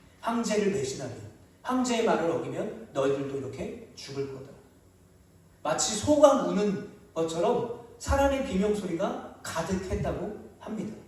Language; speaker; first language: Korean; native; Korean